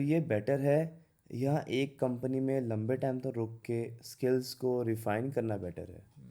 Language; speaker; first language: Hindi; native; Hindi